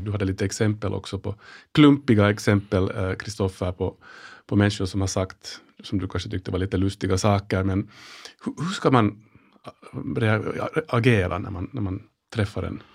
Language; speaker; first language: Swedish; native; Swedish